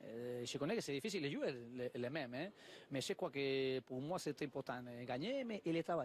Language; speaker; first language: French; non-native, learner; Spanish